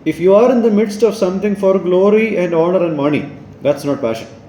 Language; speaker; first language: English; non-native, local second language; Malayalam